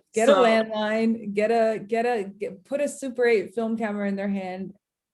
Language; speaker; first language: English; native; English